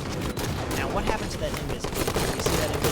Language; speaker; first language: English; native; English